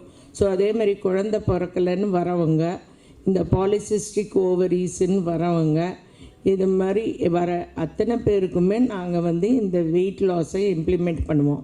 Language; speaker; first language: Tamil; native; Tamil